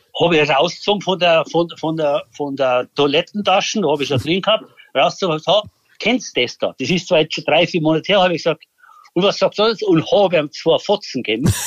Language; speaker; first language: German; native; German